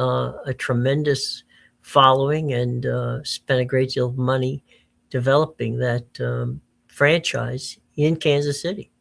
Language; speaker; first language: English; native; English